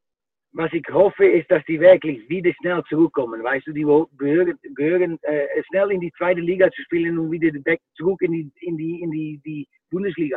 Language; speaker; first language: German; non-native, fluent; Dutch